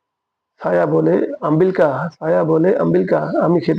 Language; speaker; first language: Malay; non-native, fluent; Bangla